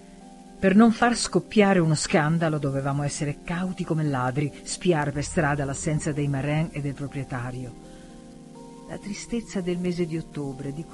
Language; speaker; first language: Italian; native; Italian